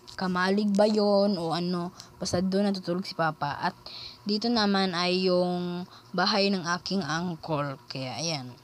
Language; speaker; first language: Filipino; non-native, local second language; Cebuano